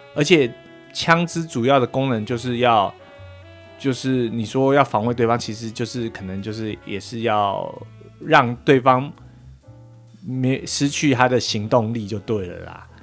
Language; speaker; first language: Chinese; native; Chinese